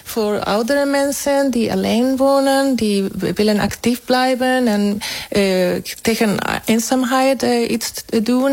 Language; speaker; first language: Dutch; non-native, fluent; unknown